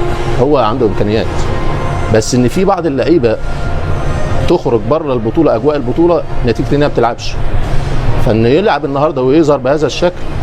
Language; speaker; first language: Arabic; native; Arabic